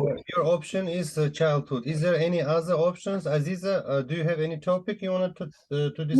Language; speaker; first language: English; non-native, fluent; Uzbek